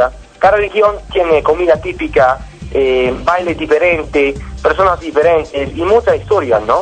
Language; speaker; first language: Spanish; non-native, learner; English